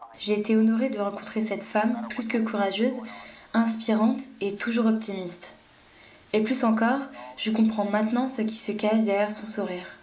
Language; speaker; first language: French; native; French